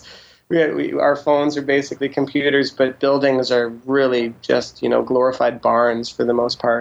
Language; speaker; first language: English; native; English